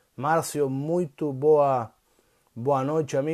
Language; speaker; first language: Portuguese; non-native, learner; Spanish